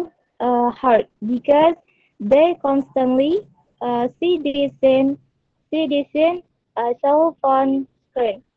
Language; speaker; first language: English; non-native, learner; Indonesian